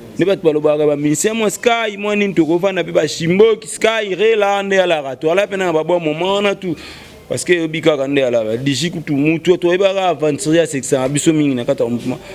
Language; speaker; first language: Lingala; native; Lingala